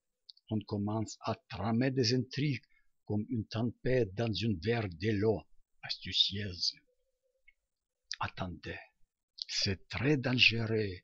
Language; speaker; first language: French; non-native, learner; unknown